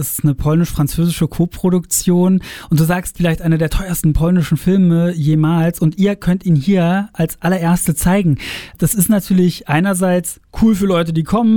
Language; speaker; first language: German; native; German